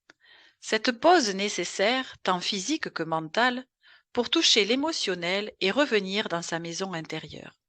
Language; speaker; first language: French; native; French